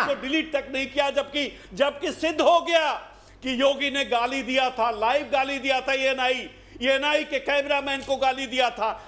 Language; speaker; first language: Hindi; native; Hindi